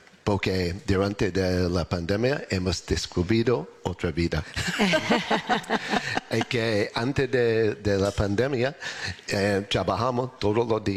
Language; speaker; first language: Spanish; non-native, learner; English